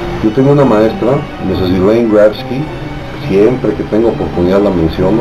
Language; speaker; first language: Spanish; native; Spanish